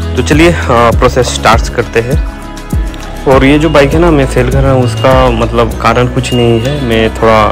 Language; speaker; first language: Hindi; non-native, local second language; Bangla